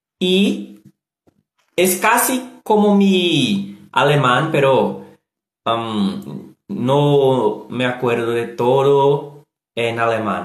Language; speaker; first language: Spanish; non-native, learner; Portuguese